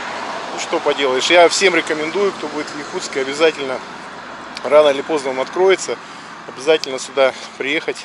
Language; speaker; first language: Russian; native; Russian